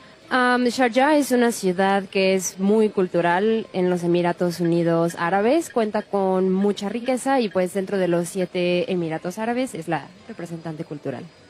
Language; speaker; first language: Spanish; native; Spanish